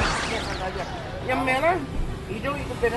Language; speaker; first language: Indonesian; non-native, learner; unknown